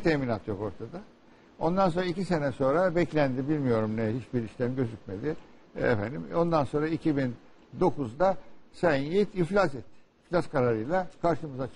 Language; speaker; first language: Turkish; native; Turkish